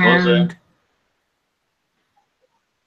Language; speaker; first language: English; non-native, learner; Spanish